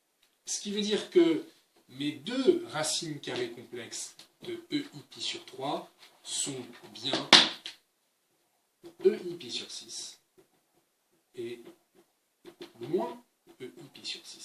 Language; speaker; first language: French; native; French